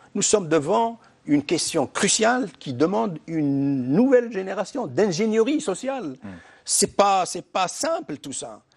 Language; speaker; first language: French; non-native, local second language; Arabic